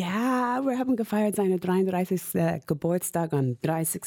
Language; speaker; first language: German; non-native, fluent; English